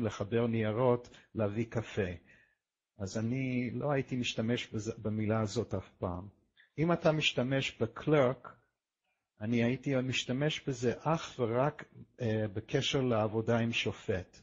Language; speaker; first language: Hebrew; non-native, fluent; English